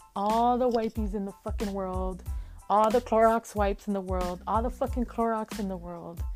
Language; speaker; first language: English; early bilingual, other home language; Spanish